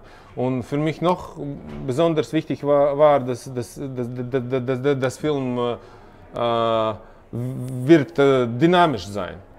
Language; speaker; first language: German; non-native, learner; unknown